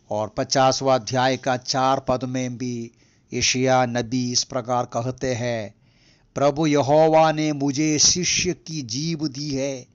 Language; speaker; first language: Hindi; non-native, local second language; Malayalam